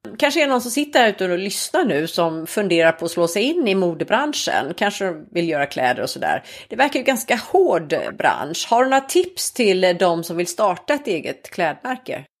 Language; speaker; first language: Swedish; native; Swedish